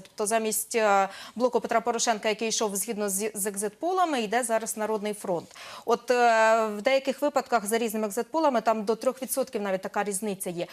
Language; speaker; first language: Ukrainian; native; Ukrainian